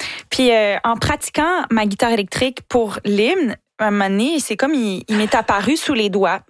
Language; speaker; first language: French; native; French